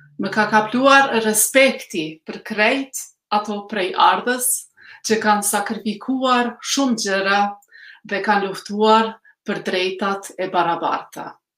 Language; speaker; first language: Albanian; early bilingual, heritage; Albanian